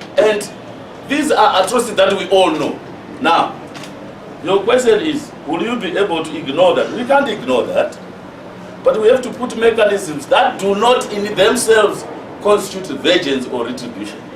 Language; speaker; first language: English; non-native, local second language; Shona